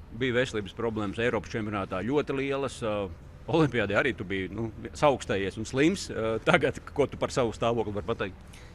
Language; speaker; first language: Latvian; native; Latvian